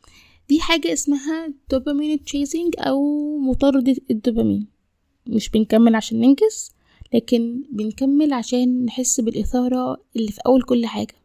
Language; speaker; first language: Arabic; native; Arabic